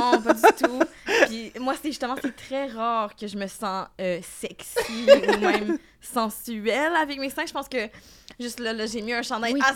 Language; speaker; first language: French; native; French